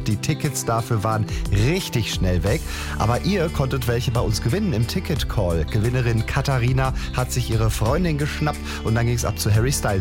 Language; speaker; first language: German; native; German